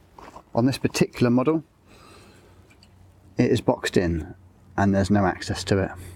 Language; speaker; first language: English; native; English